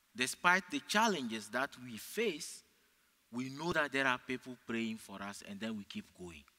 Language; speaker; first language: English; non-native, fluent; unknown